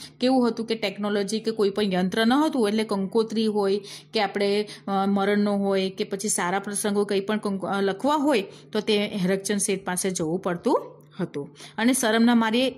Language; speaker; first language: Gujarati; native; Gujarati